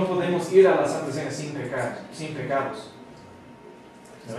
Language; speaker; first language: Spanish; non-native, fluent; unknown